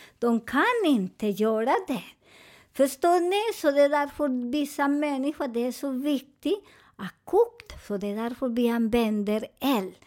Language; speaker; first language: Swedish; non-native, fluent; Spanish